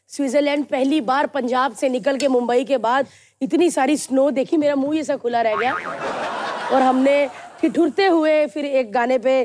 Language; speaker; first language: Hindi; native; Hindi